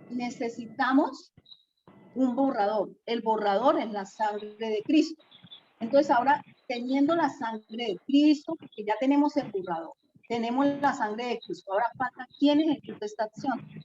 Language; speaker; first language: Spanish; native; Spanish